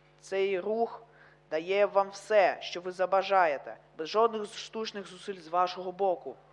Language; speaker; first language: Ukrainian; non-native, local second language; Russian